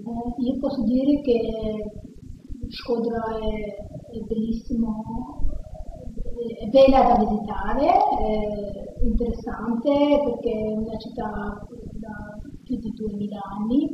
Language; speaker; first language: Italian; non-native, fluent; Albanian